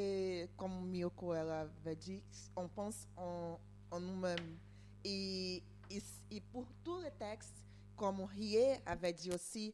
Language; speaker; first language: French; non-native, learner; Portuguese